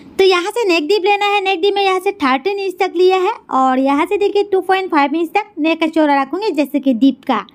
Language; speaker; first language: Hindi; native; Hindi